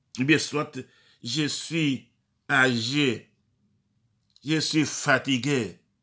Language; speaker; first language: French; non-native, local second language; Lingala